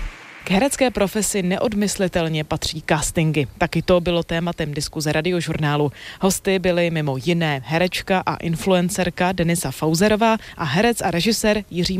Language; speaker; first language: Czech; native; Czech